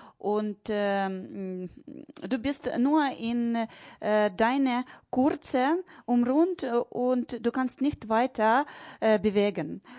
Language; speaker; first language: German; non-native, learner; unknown